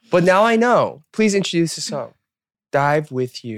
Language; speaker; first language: English; early bilingual, other home language; Korean